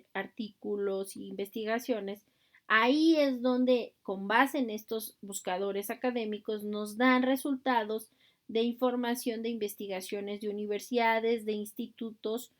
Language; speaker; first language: Spanish; native; Spanish